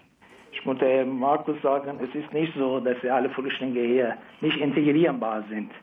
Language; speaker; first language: German; non-native, fluent; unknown